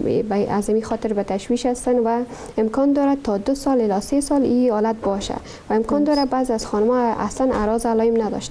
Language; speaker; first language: Persian; native; Persian